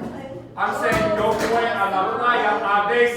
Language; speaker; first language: Spanish; non-native, fluent; English